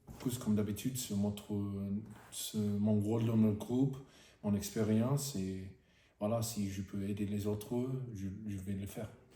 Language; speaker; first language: French; non-native, fluent; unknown